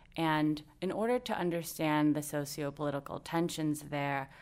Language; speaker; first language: English; native; English